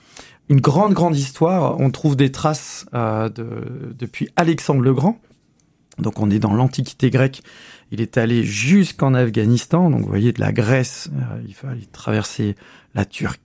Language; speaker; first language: French; native; French